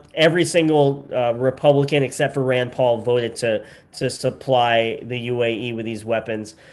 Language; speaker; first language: English; native; English